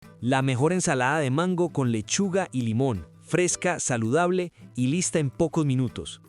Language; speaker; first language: Spanish; native; Spanish